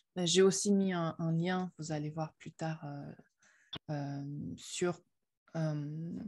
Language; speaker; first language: French; non-native, fluent; Chinese